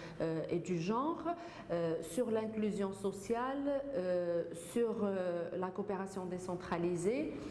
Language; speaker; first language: French; non-native, local second language; Arabic